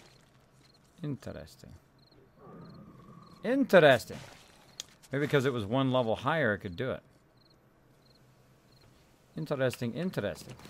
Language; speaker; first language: English; native; English